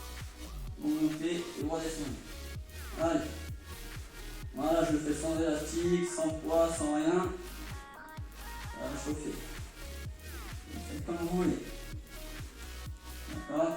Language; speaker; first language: French; native; French